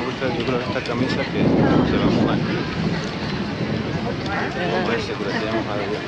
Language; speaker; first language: Spanish; native; Spanish